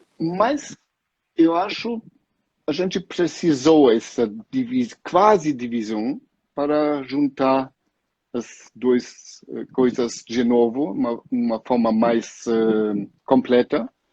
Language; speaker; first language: Portuguese; non-native, fluent; German